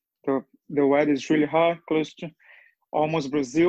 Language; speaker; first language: English; non-native, fluent; Portuguese